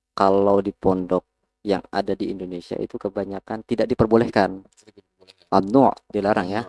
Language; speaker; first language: Indonesian; native; Indonesian